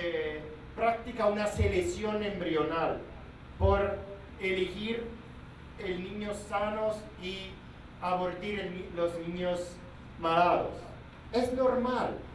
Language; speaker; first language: Spanish; non-native, fluent; Italian